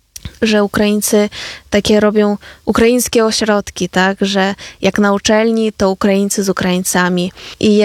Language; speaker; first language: Polish; non-native, fluent; Ukrainian